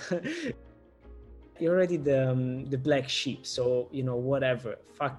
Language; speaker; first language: English; non-native, fluent; Italian